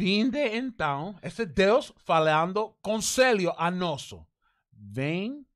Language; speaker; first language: Portuguese; non-native, learner; Spanish